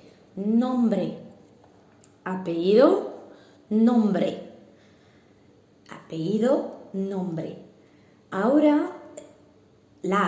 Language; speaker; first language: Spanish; non-native, fluent; Arabic